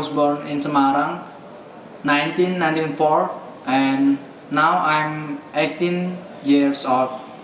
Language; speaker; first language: English; non-native, learner; Indonesian